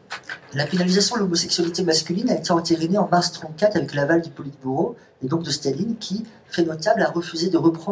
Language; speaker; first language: French; native; French